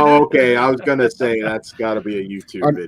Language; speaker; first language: English; native; English